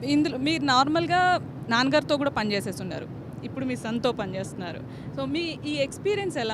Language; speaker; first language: Telugu; native; Telugu